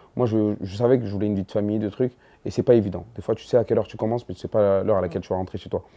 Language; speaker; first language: French; early bilingual, other home language; Dyula